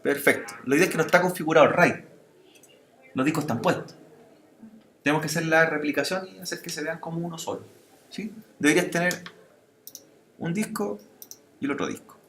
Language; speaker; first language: Spanish; native; Spanish